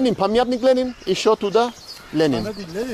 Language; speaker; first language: Russian; non-native, learner; English